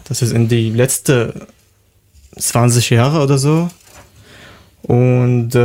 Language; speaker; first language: German; non-native, learner; Arabic